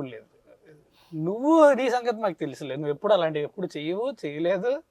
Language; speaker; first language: Telugu; native; Telugu